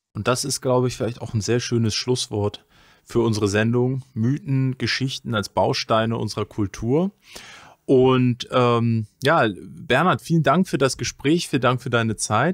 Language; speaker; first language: German; native; German